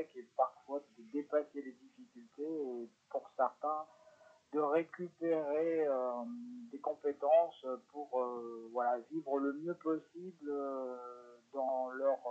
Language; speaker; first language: French; native; French